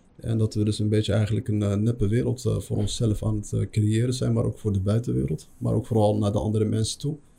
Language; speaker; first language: Dutch; early bilingual, other home language; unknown